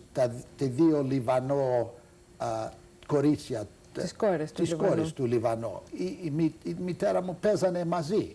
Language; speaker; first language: Greek; early bilingual, heritage; Greek